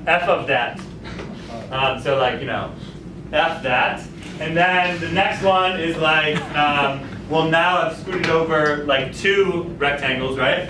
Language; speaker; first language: English; native; English